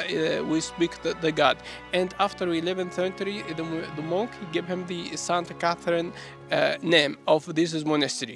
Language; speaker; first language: English; non-native, learner; Arabic